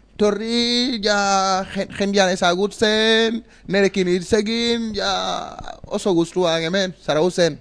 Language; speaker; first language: Basque; non-native, learner; Wolof